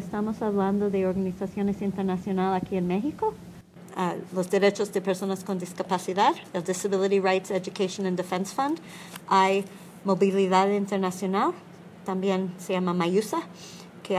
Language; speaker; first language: Spanish; non-native, learner; English